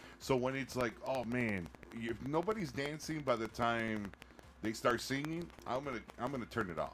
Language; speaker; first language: English; early bilingual, other home language; Spanish